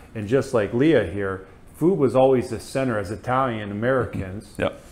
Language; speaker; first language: English; native; English